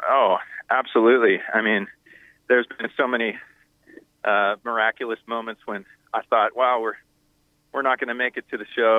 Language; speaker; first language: English; native; English